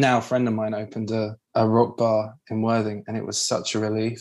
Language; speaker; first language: English; native; English